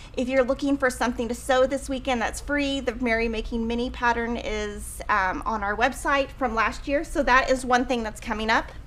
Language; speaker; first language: English; native; English